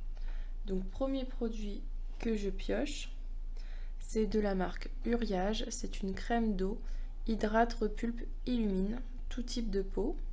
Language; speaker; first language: French; native; French